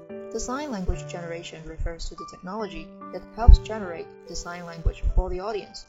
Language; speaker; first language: English; non-native, fluent; Chinese